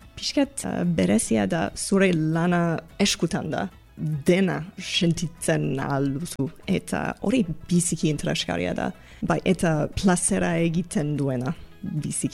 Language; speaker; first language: Basque; non-native, learner; English